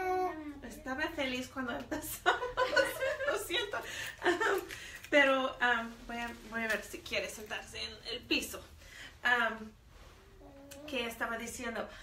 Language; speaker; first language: Spanish; non-native, fluent; English